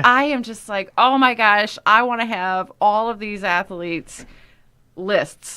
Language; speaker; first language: English; native; English